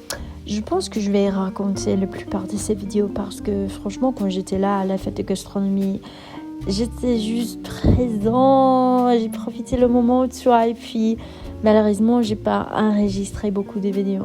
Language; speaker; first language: French; non-native, fluent; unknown